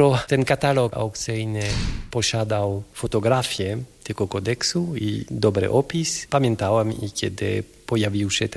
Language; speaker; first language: Polish; non-native, fluent; French